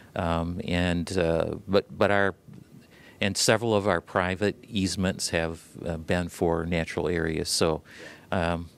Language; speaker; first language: English; native; English